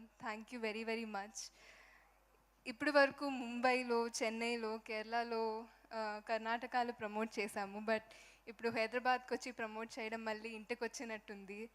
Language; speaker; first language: Telugu; non-native, fluent; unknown